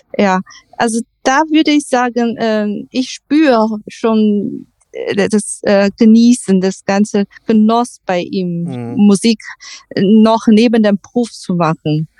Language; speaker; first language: German; non-native, learner; Chinese